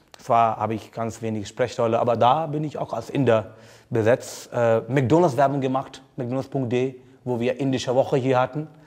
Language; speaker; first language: German; non-native, fluent; Hindi